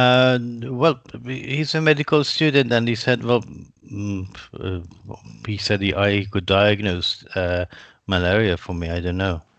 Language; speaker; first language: English; non-native, fluent; Persian